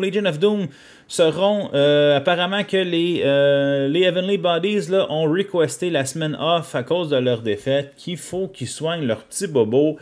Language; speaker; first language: French; native; French